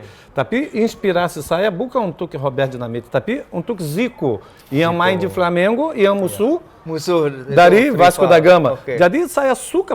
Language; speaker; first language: Indonesian; non-native, fluent; Portuguese